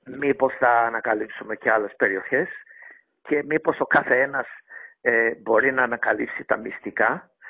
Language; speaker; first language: Greek; early bilingual, heritage; Greek